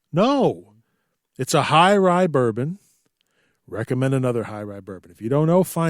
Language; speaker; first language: English; native; English